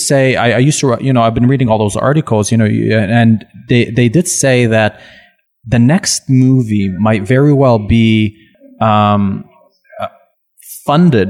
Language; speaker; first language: English; non-native, fluent; French